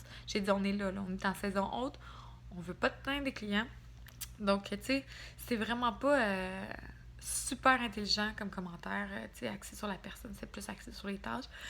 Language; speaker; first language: French; native; French